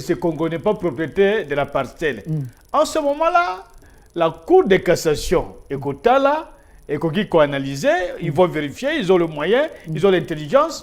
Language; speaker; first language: French; non-native, local second language; Lingala